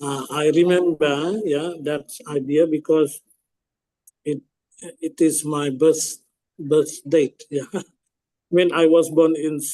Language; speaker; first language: English; non-native, fluent; Indonesian